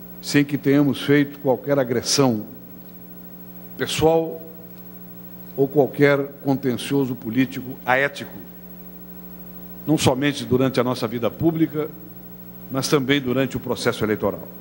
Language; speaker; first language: Portuguese; native; Portuguese